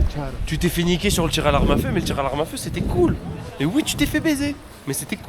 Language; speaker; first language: French; native; French